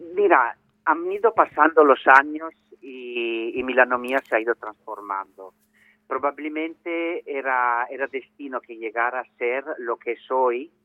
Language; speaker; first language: Spanish; non-native, fluent; Italian